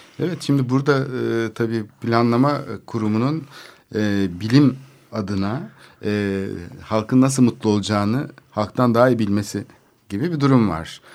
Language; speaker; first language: Turkish; native; Turkish